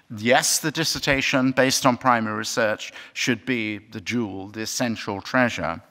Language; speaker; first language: English; native; English